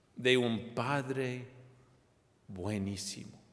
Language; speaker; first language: Spanish; non-native, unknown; English